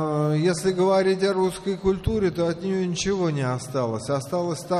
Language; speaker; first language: Russian; native; Russian